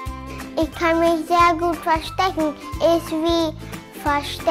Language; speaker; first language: German; non-native, learner; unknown